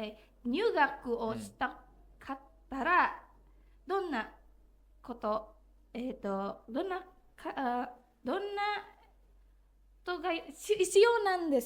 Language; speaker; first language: Japanese; non-native, learner; Indonesian